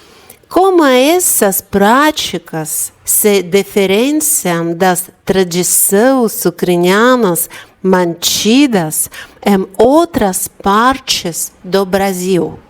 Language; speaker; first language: Portuguese; non-native, fluent; Ukrainian